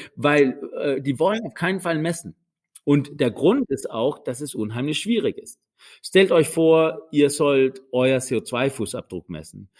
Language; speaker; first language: German; non-native, fluent; Danish